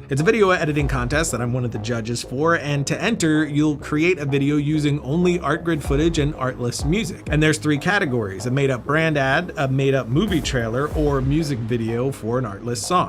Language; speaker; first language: English; native; English